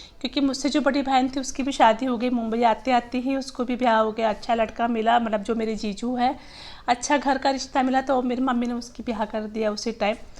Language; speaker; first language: Hindi; non-native, local second language; Gujarati